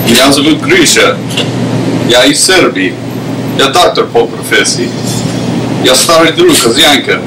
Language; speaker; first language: Russian; non-native, learner; English